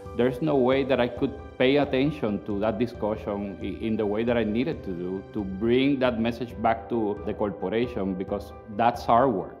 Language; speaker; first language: English; non-native, local second language; Spanish